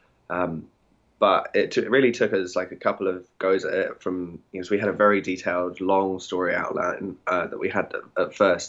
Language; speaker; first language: English; native; English